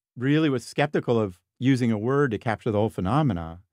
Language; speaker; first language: English; native; English